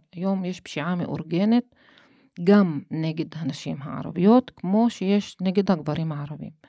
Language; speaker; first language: Hebrew; non-native, local second language; Arabic